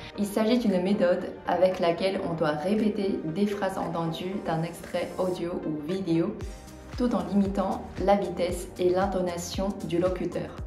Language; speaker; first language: French; non-native, fluent; Chinese